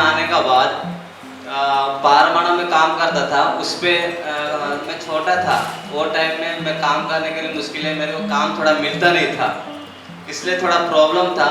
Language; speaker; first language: Hindi; non-native, local second language; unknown